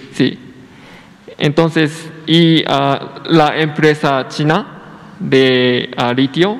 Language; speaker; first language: Spanish; non-native, fluent; Japanese